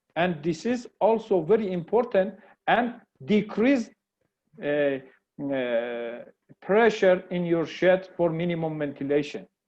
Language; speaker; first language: English; non-native, learner; Persian